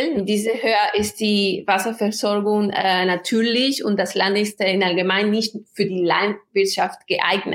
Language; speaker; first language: German; non-native, fluent; Spanish